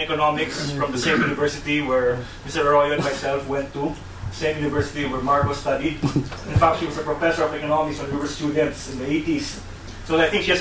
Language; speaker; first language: English; non-native, local second language; Bikol